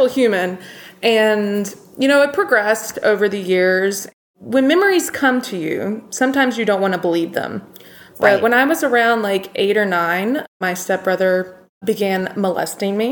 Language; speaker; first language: English; native; English